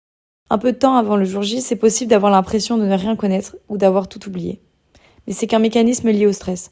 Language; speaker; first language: French; native; French